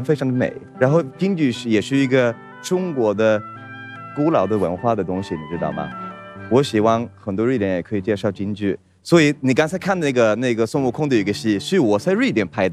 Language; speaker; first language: Chinese; non-native, fluent; Swedish